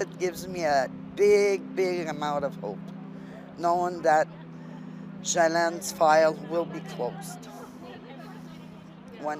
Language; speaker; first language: English; non-native, local second language; French